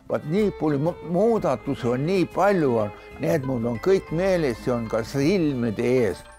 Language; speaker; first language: Estonian; native; Estonian